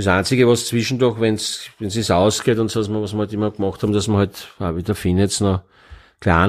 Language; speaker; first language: German; native; German